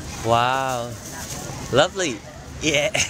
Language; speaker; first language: English; non-native, learner; Vietnamese